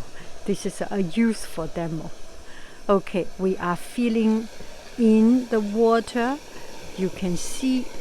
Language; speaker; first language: English; non-native, fluent; Chinese